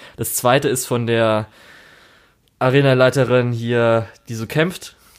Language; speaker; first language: German; native; German